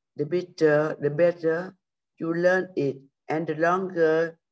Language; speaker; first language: English; non-native, learner; Vietnamese